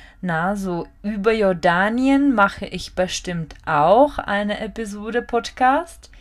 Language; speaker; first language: German; non-native, fluent; Czech